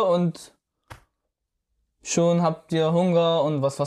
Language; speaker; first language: German; non-native, fluent; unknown